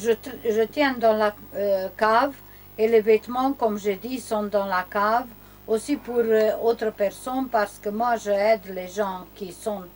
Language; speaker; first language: French; non-native, learner; Romanian